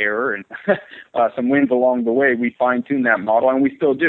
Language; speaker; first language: English; native; English